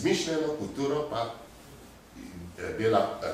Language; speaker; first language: Slovenian; non-native, fluent; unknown